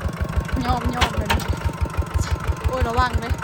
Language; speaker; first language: Thai; non-native, local second language; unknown